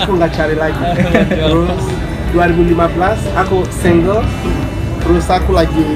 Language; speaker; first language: Indonesian; non-native, learner; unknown